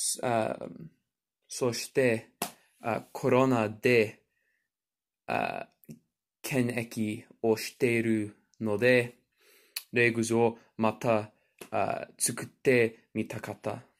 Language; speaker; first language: Japanese; non-native, learner; English